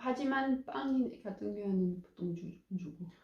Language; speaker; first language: Korean; non-native, learner; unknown